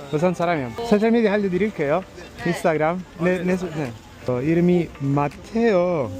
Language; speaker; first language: Korean; non-native, learner; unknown